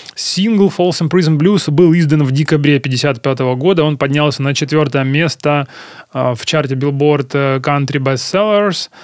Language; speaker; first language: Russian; native; Russian